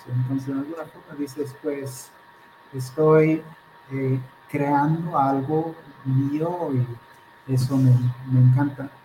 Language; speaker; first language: Spanish; non-native, fluent; Hebrew